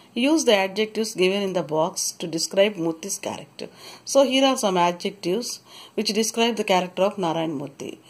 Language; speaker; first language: English; non-native, local second language; Telugu